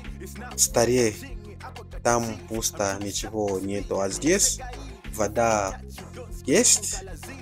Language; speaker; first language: Russian; non-native, fluent; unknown